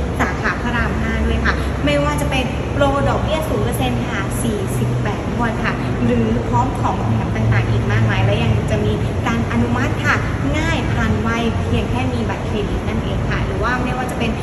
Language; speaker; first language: Thai; native; Thai